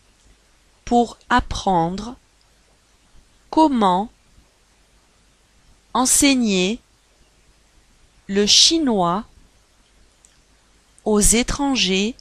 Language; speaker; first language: French; non-native, learner; Chinese